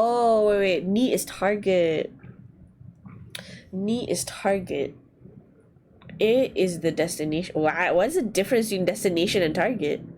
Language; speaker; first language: English; non-native, learner; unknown